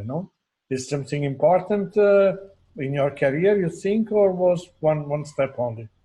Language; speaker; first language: English; non-native, fluent; Italian